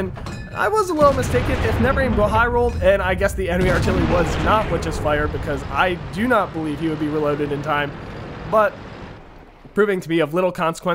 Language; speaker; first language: English; native; English